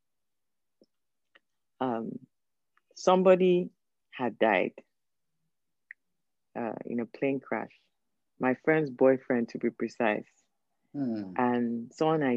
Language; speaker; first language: English; non-native, local second language; Yoruba